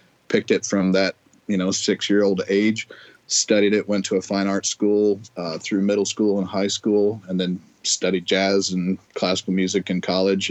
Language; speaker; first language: English; native; English